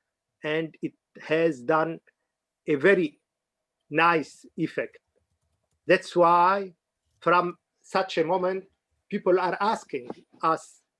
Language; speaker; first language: English; non-native, fluent; Arabic